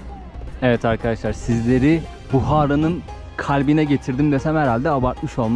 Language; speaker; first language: Turkish; native; Turkish